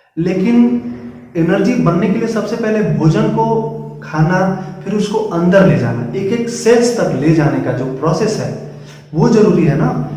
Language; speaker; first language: Hindi; native; Hindi